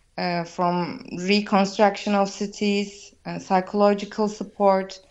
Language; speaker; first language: English; non-native, fluent; Turkish